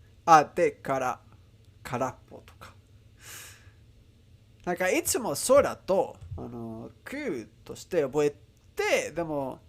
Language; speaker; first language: Japanese; non-native, learner; Spanish